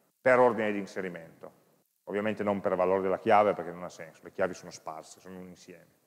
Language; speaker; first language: Italian; native; Italian